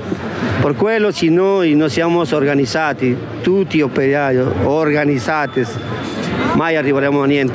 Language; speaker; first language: Italian; non-native, learner; Spanish